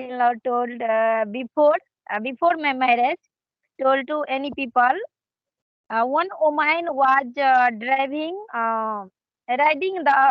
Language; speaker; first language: English; non-native, learner; Hindi